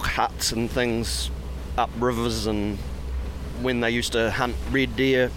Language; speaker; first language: English; native; English